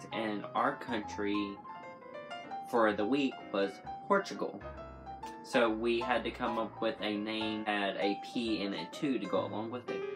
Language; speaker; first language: English; native; English